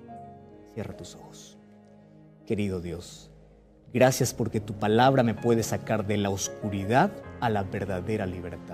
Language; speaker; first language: Spanish; native; Spanish